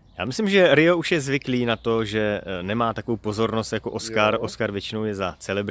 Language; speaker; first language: Czech; native; Czech